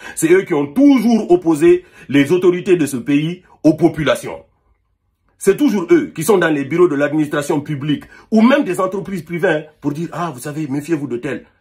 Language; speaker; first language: French; non-native, local second language; Fula